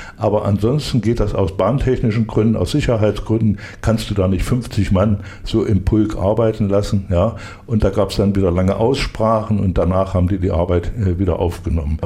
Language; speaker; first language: German; native; German